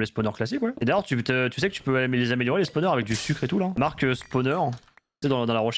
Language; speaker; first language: French; native; French